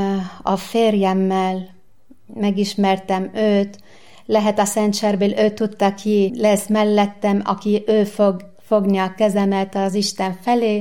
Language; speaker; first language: Hungarian; non-native, learner; Arabic